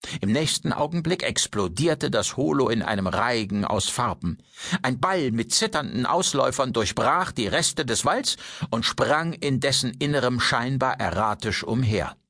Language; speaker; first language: German; native; German